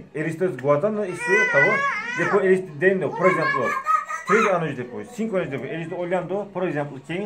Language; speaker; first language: Portuguese; non-native, learner; Turkish